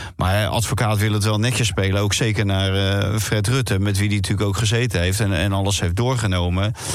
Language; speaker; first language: Dutch; native; Dutch